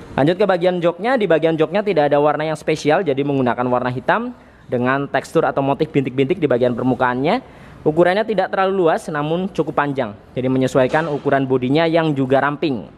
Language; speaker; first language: Indonesian; native; Indonesian